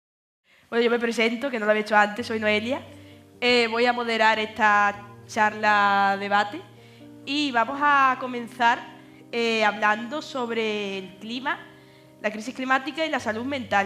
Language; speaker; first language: Spanish; native; Spanish